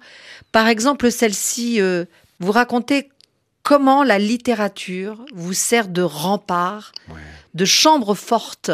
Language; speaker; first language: French; native; French